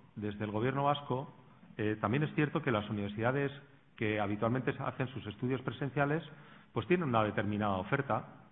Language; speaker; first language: Spanish; native; Spanish